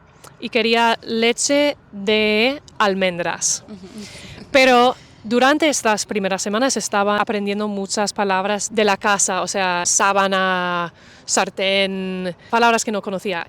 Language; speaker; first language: Spanish; non-native, fluent; English